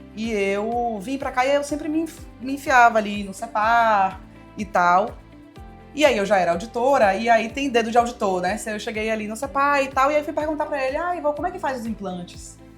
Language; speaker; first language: Portuguese; early bilingual, heritage; Portuguese